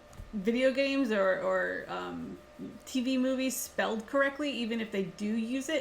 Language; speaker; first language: English; native; English